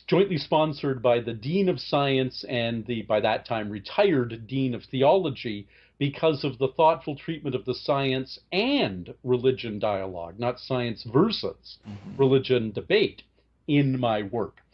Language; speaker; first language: English; native; English